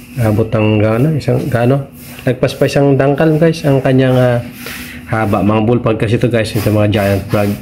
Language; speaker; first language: Filipino; non-native, local second language; Iloko